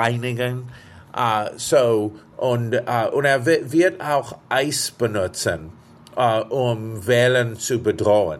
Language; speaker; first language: German; non-native, fluent; English